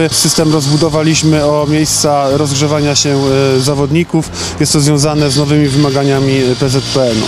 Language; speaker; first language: Polish; native; Polish